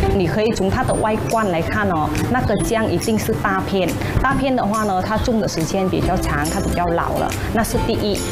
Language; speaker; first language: Chinese; non-native, fluent; Vietnamese